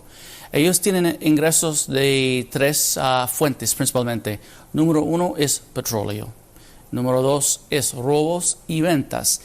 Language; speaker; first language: Spanish; non-native, fluent; English